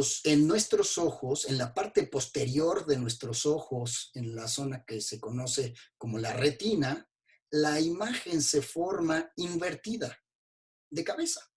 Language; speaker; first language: Spanish; native; Spanish